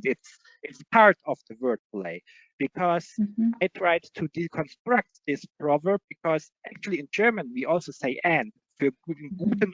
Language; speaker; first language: English; non-native, fluent; German